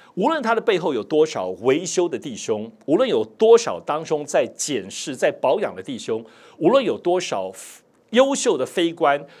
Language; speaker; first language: Chinese; native; Chinese